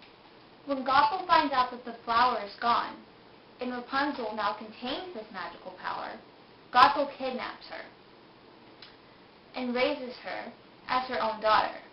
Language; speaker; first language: English; native; English